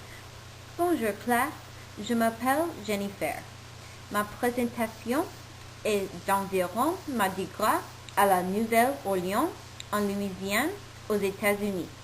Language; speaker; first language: French; non-native, learner; English